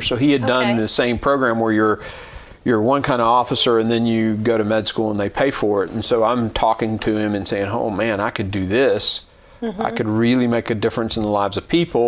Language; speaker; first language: English; native; English